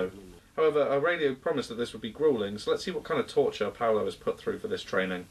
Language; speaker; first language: English; native; English